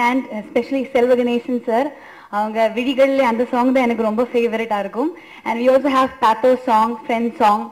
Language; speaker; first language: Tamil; non-native, learner; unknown